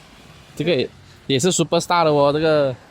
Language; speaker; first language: Chinese; native; Chinese